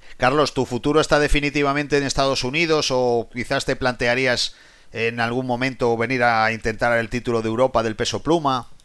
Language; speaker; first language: Spanish; native; Spanish